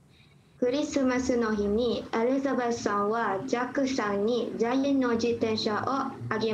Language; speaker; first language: Japanese; non-native, learner; Malay